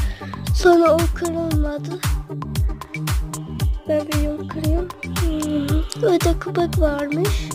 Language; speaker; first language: Turkish; non-native, learner; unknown